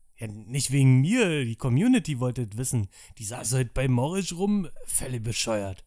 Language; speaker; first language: German; native; German